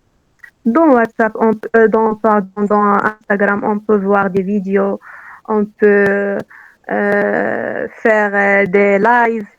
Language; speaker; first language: French; non-native, learner; Arabic